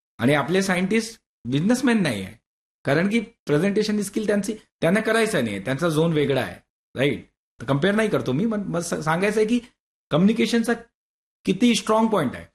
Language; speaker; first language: Marathi; non-native, local second language; Hindi